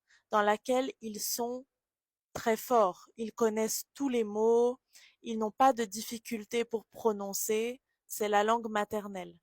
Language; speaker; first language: French; native; French